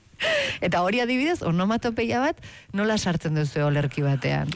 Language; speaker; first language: Basque; native; Basque